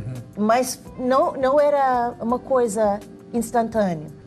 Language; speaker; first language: Portuguese; non-native, fluent; English